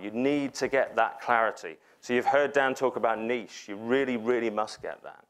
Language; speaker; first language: English; native; English